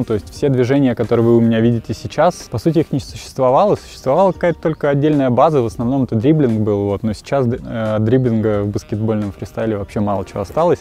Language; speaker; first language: Russian; native; Russian